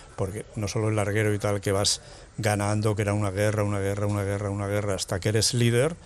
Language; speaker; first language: Spanish; native; Spanish